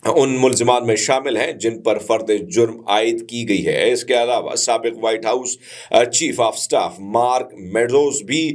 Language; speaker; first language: Urdu; non-native, local second language; Punjabi